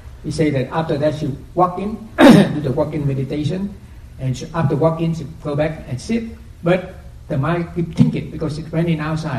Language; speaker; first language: English; non-native, fluent; Vietnamese